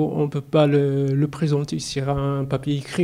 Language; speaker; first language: French; non-native, learner; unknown